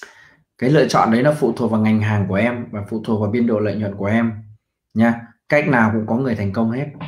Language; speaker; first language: Vietnamese; native; Vietnamese